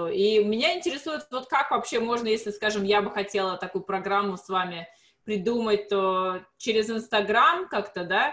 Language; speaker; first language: Russian; native; Russian